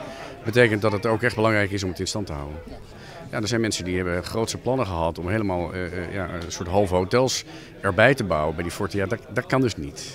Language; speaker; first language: Dutch; native; Dutch